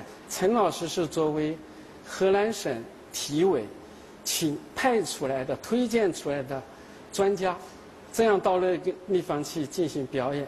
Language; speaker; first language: Chinese; native; Chinese